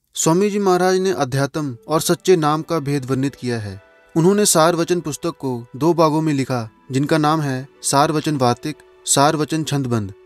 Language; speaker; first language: Hindi; non-native, local second language; Punjabi